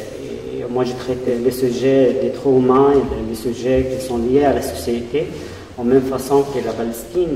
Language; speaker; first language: French; non-native, fluent; Arabic